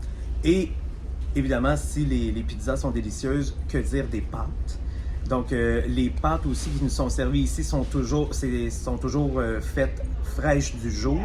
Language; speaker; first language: French; native; French